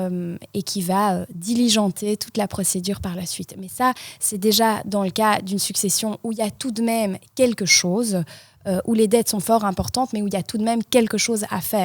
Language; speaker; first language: French; native; French